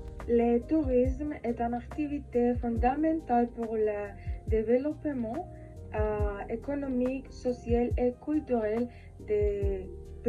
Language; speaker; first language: French; non-native, learner; Spanish